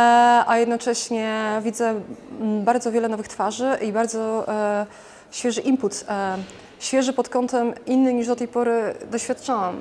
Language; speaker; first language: Polish; native; Polish